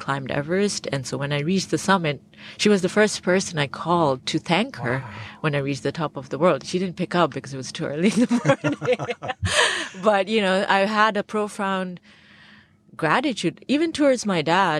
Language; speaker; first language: English; non-native, local second language; Bangla